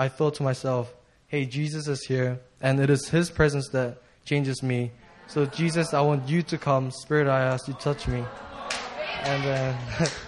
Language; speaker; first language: English; native; English